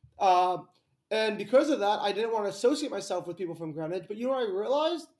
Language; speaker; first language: English; native; English